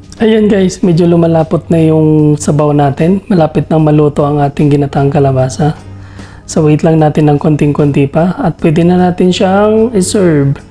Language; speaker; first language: Filipino; non-native, local second language; Bikol